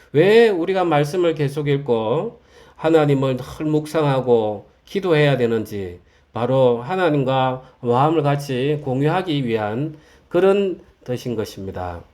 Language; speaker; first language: Korean; native; Korean